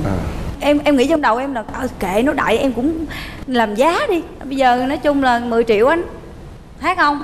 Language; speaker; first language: Vietnamese; native; Vietnamese